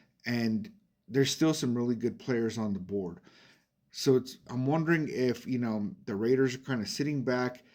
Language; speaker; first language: English; native; English